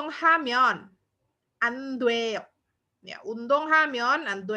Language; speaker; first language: Korean; non-native, fluent; Indonesian